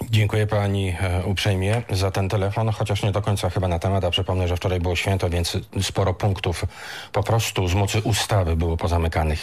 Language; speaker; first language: Polish; native; Polish